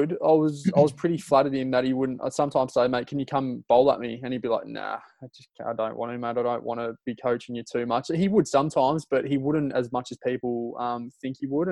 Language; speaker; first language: English; native; English